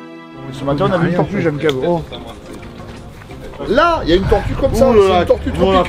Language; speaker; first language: French; native; French